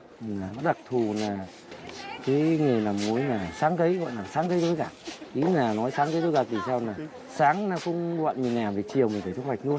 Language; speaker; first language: Vietnamese; native; Vietnamese